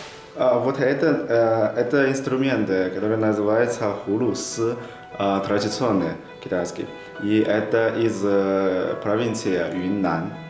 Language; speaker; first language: Russian; non-native, learner; Chinese